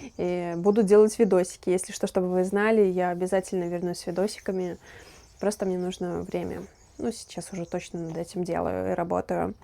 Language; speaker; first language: Russian; native; Russian